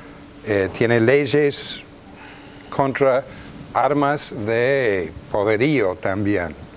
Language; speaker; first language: Spanish; non-native, fluent; English